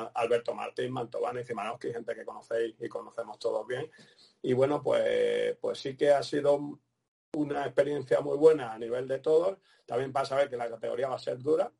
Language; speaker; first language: Spanish; non-native, fluent; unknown